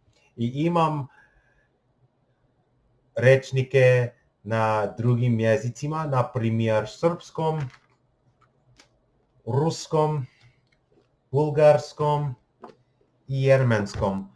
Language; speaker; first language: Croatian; non-native, learner; English